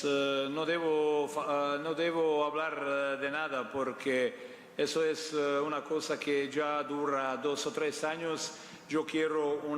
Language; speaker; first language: Spanish; non-native, fluent; Portuguese